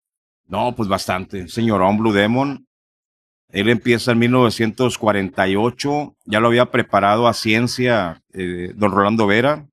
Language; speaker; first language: Spanish; native; Spanish